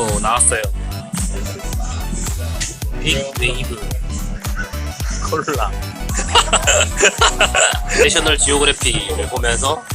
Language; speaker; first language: Korean; native; Korean